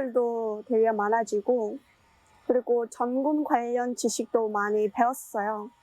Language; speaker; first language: Korean; non-native, fluent; Mongolian